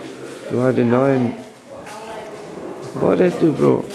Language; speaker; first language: Danish; non-native, learner; English